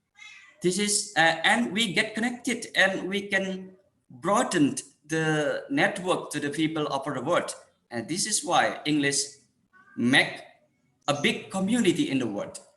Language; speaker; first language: English; non-native, fluent; Indonesian